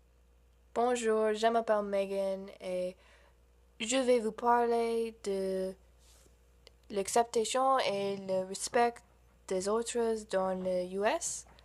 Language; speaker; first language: French; non-native, learner; English